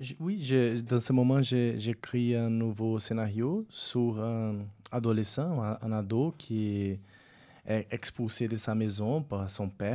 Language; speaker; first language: French; non-native, fluent; Portuguese